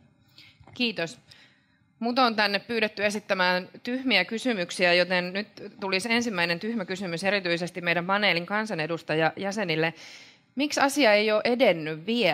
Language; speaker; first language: Finnish; native; Finnish